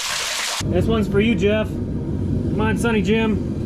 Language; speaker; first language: English; native; English